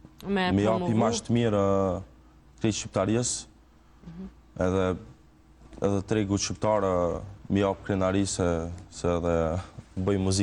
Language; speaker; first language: Albanian; early bilingual, heritage; Albanian